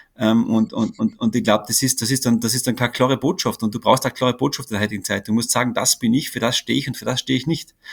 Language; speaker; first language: German; native; German